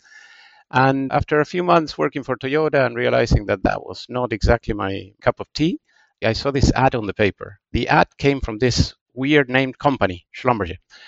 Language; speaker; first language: English; non-native, fluent; Spanish